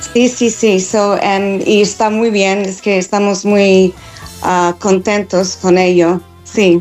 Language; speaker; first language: Spanish; non-native, fluent; English